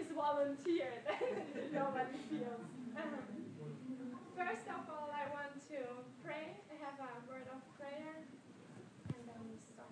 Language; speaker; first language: English; non-native, fluent; German